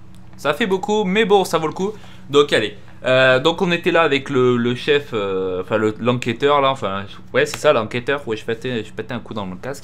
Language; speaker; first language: French; native; French